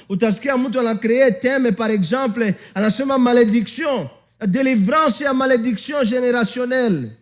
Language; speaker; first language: French; non-native, local second language; Swahili